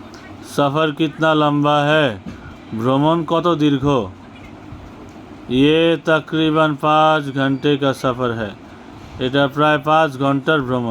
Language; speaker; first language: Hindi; non-native, fluent; Bangla